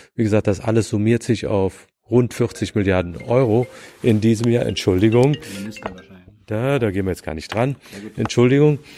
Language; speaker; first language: German; native; German